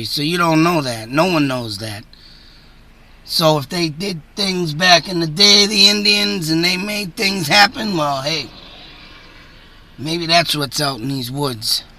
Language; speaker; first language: English; native; English